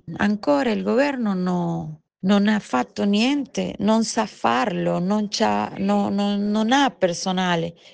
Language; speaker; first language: Italian; non-native, fluent; Spanish